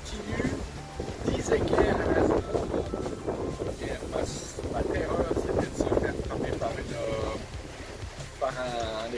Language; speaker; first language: French; native; French